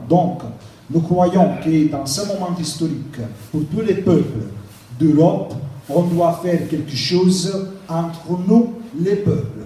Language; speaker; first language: French; non-native, learner; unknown